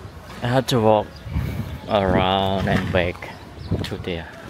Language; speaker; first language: English; non-native, learner; Khmer